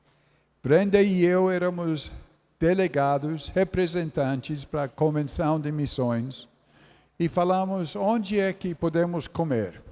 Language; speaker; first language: Portuguese; non-native, fluent; English